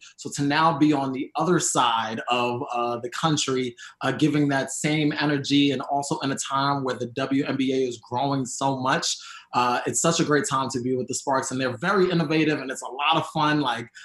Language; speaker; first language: English; native; English